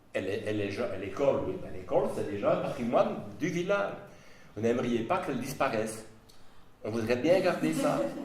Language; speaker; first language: French; non-native, local second language; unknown